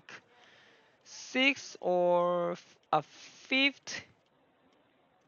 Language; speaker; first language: English; non-native, learner; Korean